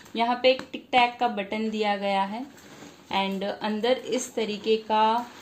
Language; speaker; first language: Hindi; non-native, local second language; Bangla